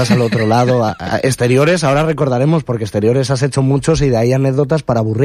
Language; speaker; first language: Spanish; native; Spanish